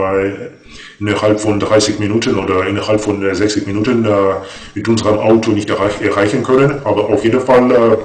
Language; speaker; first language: German; non-native, fluent; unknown